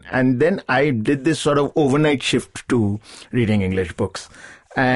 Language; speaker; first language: English; non-native, local second language; Bangla